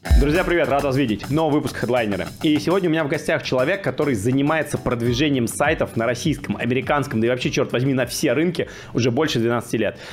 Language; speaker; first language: Russian; native; Russian